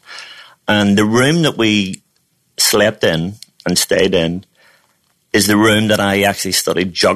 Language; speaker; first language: English; native; English